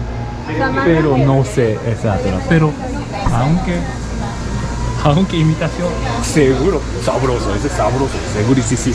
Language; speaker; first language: Spanish; non-native, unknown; Japanese